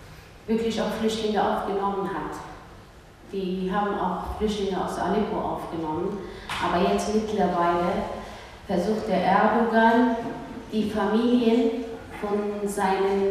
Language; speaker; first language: German; early bilingual, other home language; Kurdish